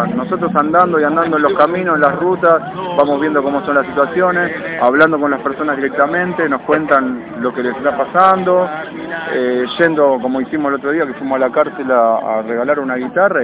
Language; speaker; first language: Spanish; native; Spanish